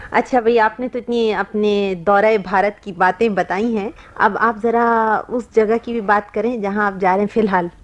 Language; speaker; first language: Urdu; native; Urdu